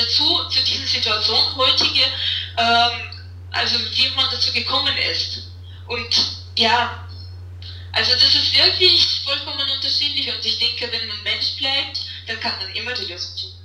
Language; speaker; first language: German; non-native, fluent; Russian